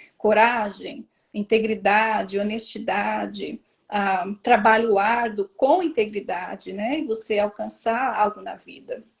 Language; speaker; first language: Portuguese; native; Portuguese